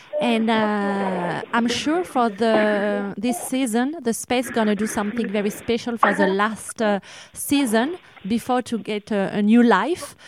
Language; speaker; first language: English; non-native, learner; French